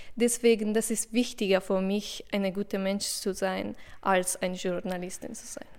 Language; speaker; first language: German; non-native, learner; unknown